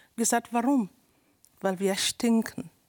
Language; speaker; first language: German; non-native, learner; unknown